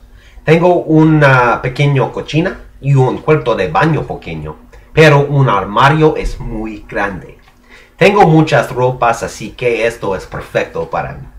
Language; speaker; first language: Spanish; non-native, learner; English